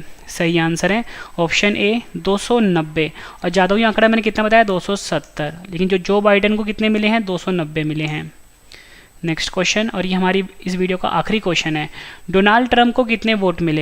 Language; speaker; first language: Hindi; native; Hindi